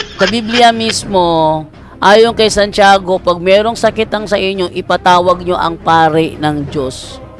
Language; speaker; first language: Filipino; non-native, local second language; Cebuano